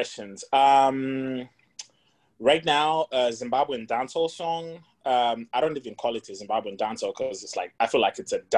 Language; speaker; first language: English; non-native, local second language; Shona